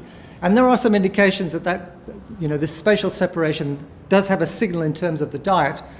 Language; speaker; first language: English; native; English